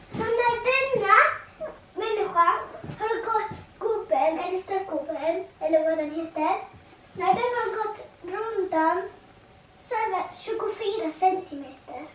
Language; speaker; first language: Swedish; early bilingual, other home language; Tigrinya